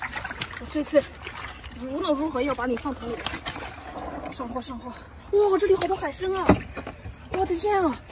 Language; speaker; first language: Chinese; native; Chinese